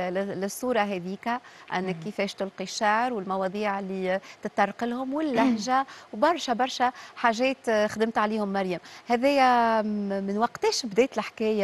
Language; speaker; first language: Arabic; native; Arabic